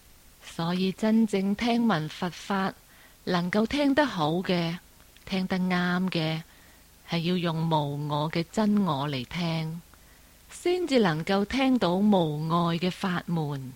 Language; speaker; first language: Cantonese; native; Cantonese